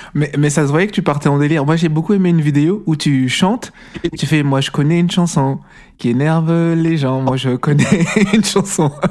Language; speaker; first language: French; native; French